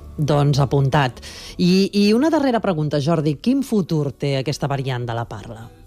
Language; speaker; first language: Catalan; native; Catalan